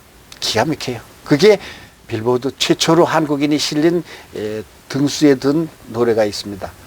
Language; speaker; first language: Korean; native; Korean